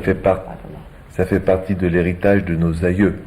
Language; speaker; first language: French; native; French